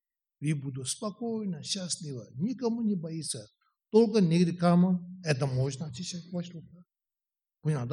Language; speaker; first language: Russian; non-native, learner; Tibetan